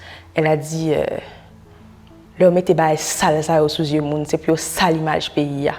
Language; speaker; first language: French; non-native, local second language; Haitian Creole